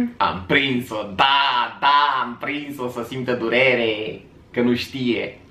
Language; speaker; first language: Romanian; native; Romanian